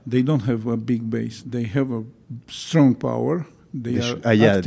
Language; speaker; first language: English; non-native, learner; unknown